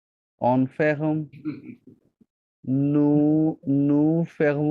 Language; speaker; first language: French; non-native, learner; Bangla